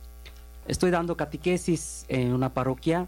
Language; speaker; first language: Spanish; non-native, learner; Bangla